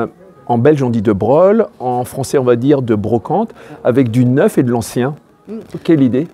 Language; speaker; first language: French; native; French